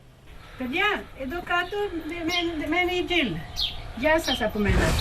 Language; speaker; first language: Greek; non-native, learner; Norwegian